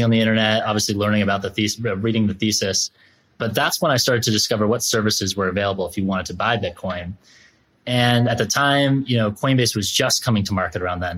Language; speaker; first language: English; native; English